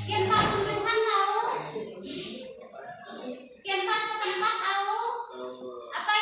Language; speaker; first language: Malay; non-native, local second language; Minangkabau